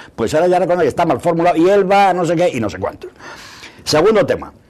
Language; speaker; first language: Spanish; native; Spanish